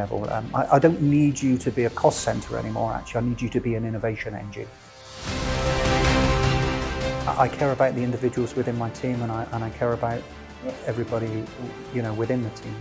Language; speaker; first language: English; native; English